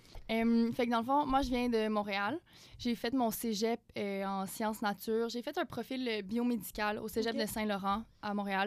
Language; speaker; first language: French; native; French